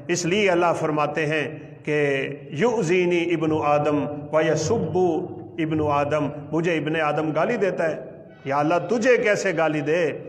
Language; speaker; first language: Urdu; non-native, local second language; Punjabi